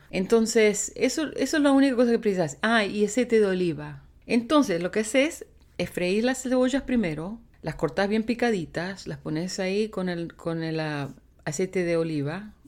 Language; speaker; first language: Spanish; native; Spanish